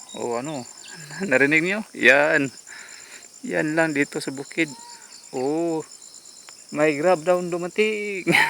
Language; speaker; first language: Filipino; non-native, local second language; Cebuano